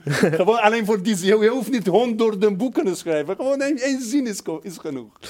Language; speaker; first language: Dutch; non-native, fluent; Persian